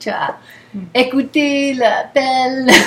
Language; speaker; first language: French; non-native, learner; English